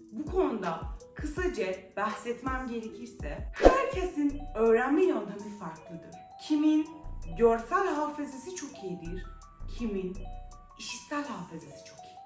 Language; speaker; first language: Turkish; non-native, fluent; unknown